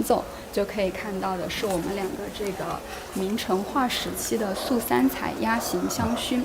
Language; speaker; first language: Chinese; native; Chinese